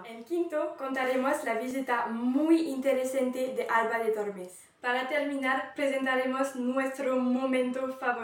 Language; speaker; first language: Spanish; non-native, learner; French